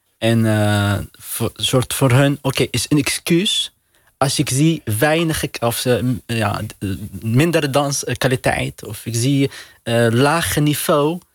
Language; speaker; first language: Dutch; non-native, learner; Arabic